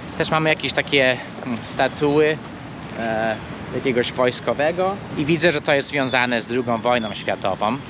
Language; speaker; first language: Polish; non-native, fluent; English